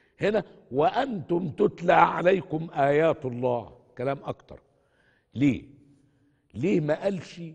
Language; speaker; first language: Arabic; native; Arabic